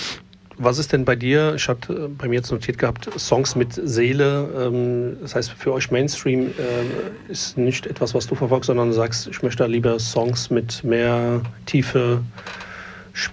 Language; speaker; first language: German; native; German